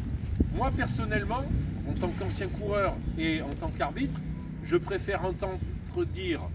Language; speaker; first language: French; native; French